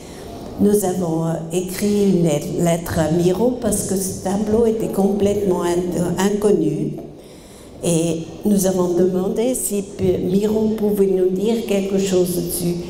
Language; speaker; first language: French; non-native, fluent; German